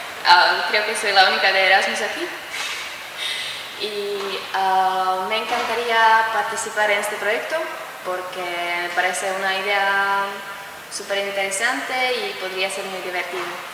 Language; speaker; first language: Spanish; non-native, fluent; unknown